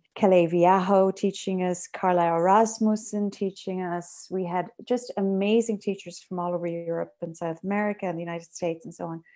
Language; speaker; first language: English; native; English